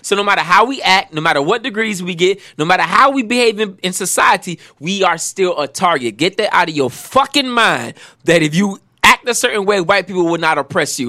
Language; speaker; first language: English; native; English